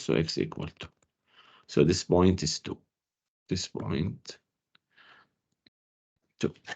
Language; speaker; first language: English; non-native, fluent; Arabic